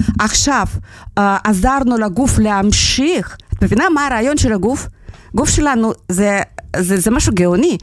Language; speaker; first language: Hebrew; non-native, fluent; Russian